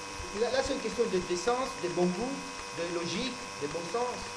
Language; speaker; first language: French; native; French